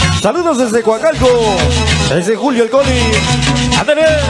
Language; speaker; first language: Spanish; native; Spanish